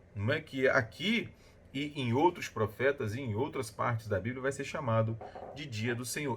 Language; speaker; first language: Portuguese; native; Portuguese